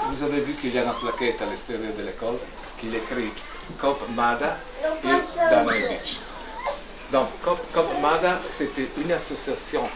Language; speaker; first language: French; non-native, fluent; Italian